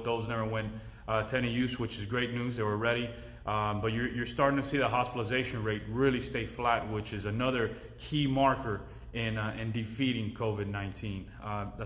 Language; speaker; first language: English; early bilingual, other home language; Spanish